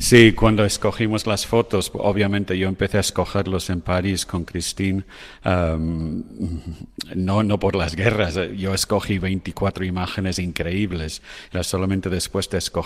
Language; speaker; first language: Spanish; non-native, fluent; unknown